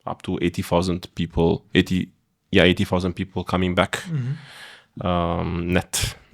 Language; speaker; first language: English; non-native, fluent; Romanian